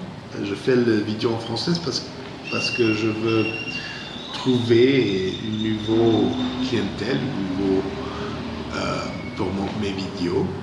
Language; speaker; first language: French; non-native, fluent; English